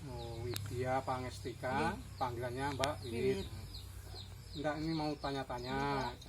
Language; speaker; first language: Indonesian; non-native, local second language; Javanese